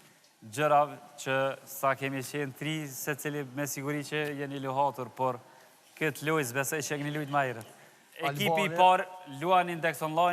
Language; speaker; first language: Albanian; native; Albanian